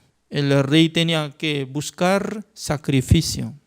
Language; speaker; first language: Spanish; non-native, fluent; Korean